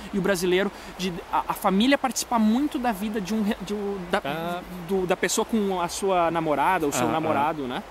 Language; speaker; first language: Portuguese; native; Portuguese